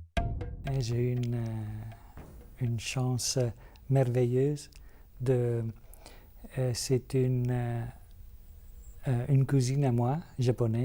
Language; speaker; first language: French; non-native, fluent; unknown